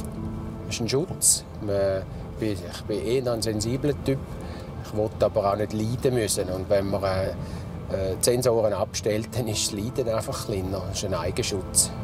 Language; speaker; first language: German; native; German